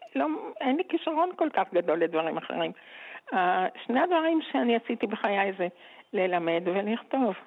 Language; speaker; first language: Hebrew; native; Hebrew